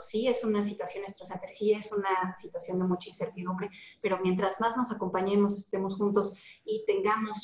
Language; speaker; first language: Spanish; native; Spanish